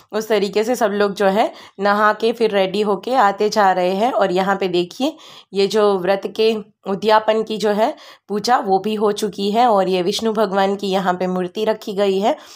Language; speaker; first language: Hindi; non-native, local second language; Gujarati